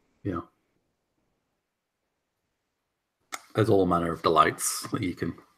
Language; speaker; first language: English; native; English